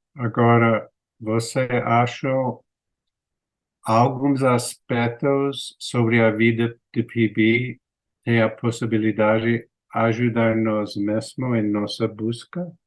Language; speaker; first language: Portuguese; non-native, learner; English